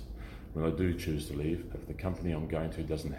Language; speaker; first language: English; native; English